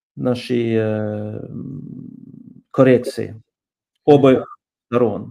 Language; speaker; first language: Russian; non-native, fluent; Norwegian